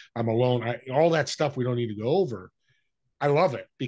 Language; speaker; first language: English; native; English